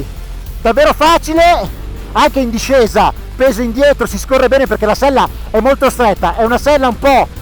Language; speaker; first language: Italian; native; Italian